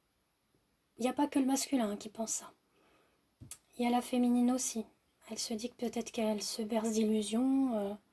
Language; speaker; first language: French; native; French